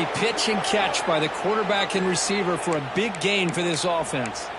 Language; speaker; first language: English; native; English